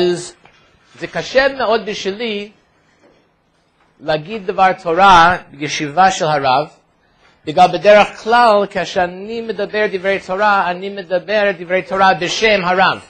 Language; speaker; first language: Hebrew; non-native, fluent; English